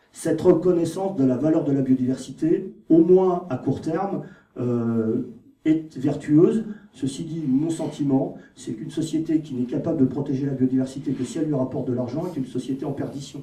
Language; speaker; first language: French; native; French